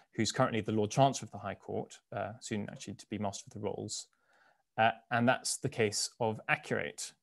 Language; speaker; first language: English; native; English